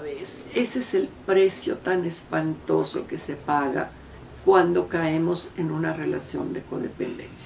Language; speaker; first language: Spanish; native; Spanish